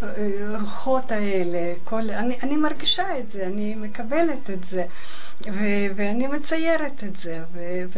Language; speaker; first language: Hebrew; non-native, fluent; Russian